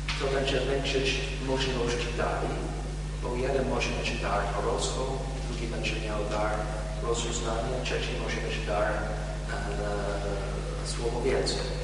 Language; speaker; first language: Polish; non-native, learner; English